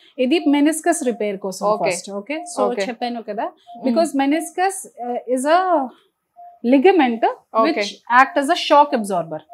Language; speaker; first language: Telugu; non-native, fluent; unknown